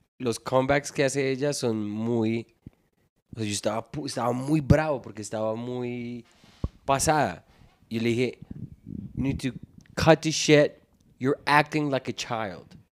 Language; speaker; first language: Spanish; native; Spanish